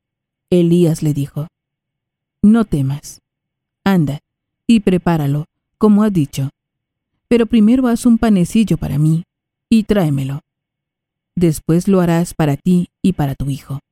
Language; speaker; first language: Spanish; native; Spanish